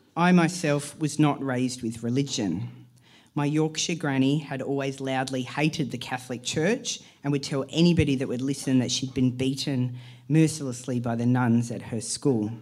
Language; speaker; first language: English; native; English